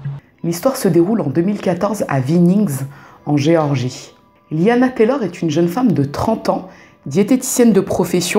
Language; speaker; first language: French; native; French